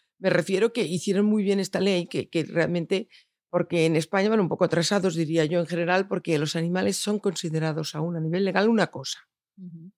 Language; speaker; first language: Spanish; non-native, local second language; Catalan